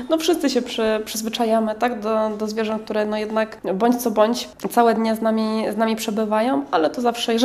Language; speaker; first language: Polish; native; Polish